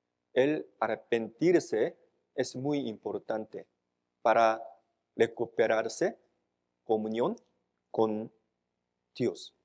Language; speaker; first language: Spanish; non-native, fluent; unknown